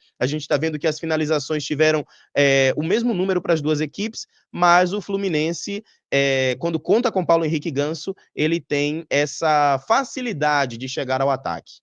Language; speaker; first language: Portuguese; native; Portuguese